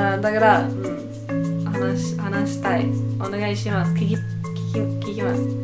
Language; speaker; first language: Japanese; non-native, learner; English